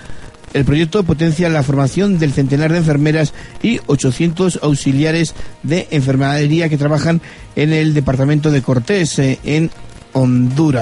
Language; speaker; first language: Spanish; native; Spanish